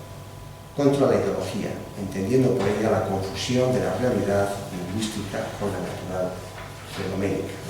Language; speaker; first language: Spanish; native; Spanish